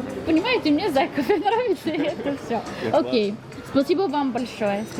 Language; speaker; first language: Russian; non-native, learner; Bulgarian